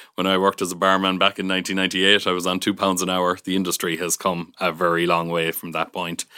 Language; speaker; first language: English; native; English